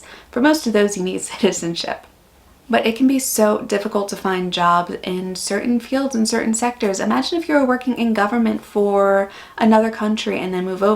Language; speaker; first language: English; native; English